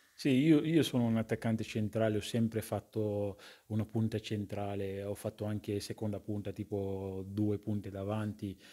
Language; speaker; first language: Italian; non-native, fluent; English